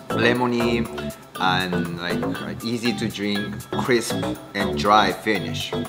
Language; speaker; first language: English; non-native, fluent; Japanese